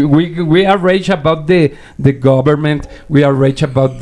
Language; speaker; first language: English; non-native, learner; Spanish